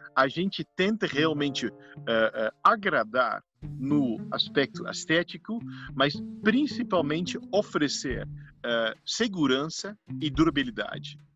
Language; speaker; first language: Portuguese; non-native, fluent; Dutch